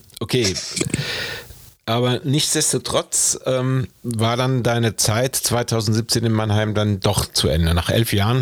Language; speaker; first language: German; native; German